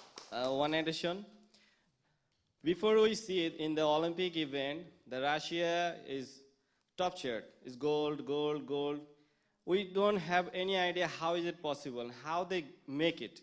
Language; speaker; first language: English; non-native, local second language; Bangla